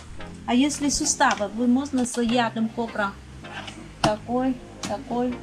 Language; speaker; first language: Russian; non-native, learner; Vietnamese